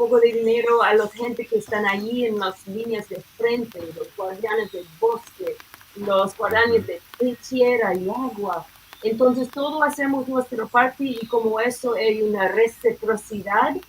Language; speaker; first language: Spanish; non-native, fluent; English